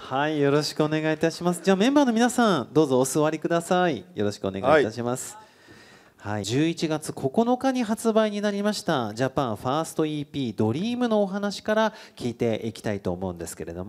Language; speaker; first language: Japanese; native; Japanese